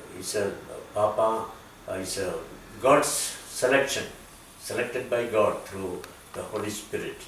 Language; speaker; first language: English; non-native, local second language; Malayalam